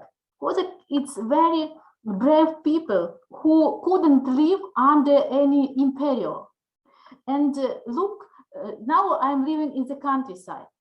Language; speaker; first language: English; non-native, learner; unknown